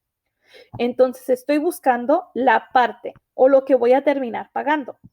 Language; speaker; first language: Spanish; early bilingual, heritage; Spanish